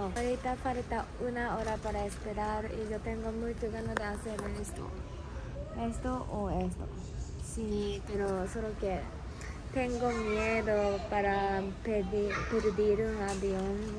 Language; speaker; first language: Spanish; non-native, learner; Japanese